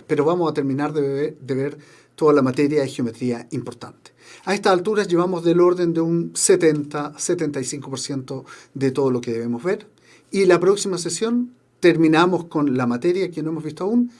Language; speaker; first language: Spanish; native; Spanish